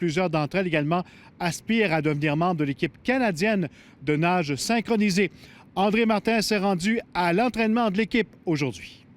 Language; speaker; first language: French; native; French